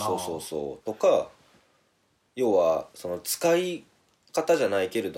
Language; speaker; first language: Japanese; native; Japanese